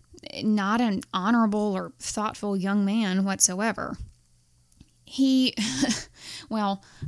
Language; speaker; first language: English; native; English